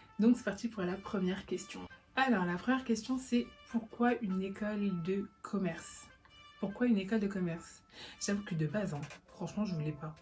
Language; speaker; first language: French; early bilingual, other home language; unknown